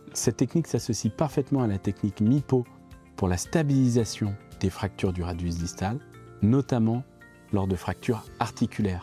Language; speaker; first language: French; native; French